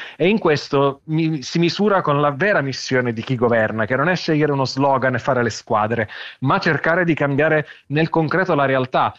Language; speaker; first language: Italian; native; Italian